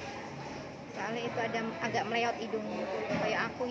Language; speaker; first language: Indonesian; native; Indonesian